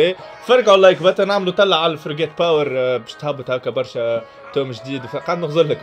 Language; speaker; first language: Arabic; native; Arabic